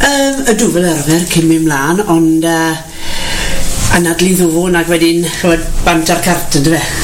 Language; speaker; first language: Welsh; native; Welsh